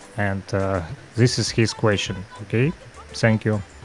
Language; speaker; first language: English; non-native, learner; Russian